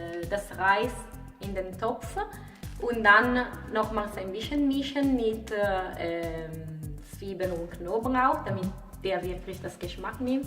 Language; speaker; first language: German; non-native, fluent; Italian